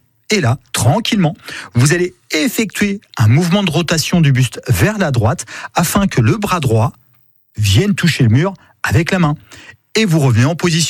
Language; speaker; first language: French; native; French